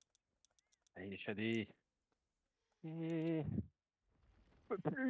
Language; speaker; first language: French; native; French